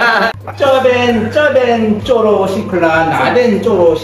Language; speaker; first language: Chinese; non-native, learner; Korean